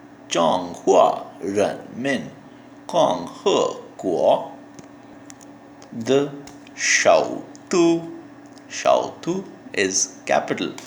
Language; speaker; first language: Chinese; non-native, learner; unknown